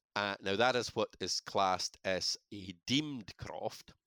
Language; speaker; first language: English; native; English